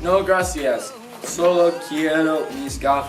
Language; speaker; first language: Spanish; non-native, learner; English